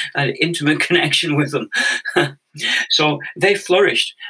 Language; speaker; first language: English; native; English